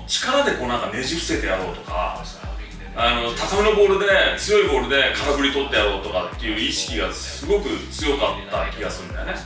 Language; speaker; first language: Japanese; native; Japanese